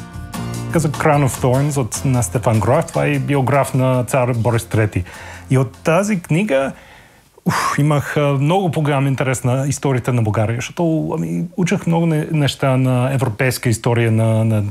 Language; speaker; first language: Bulgarian; non-native, learner; English